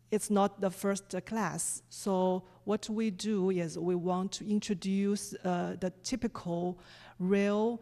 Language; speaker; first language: English; non-native, fluent; Chinese